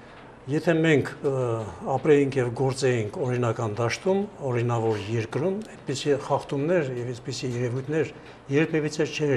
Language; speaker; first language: Armenian; native; Armenian